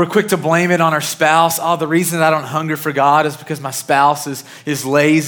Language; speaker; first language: English; native; English